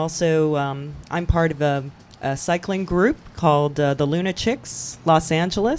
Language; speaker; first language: English; native; English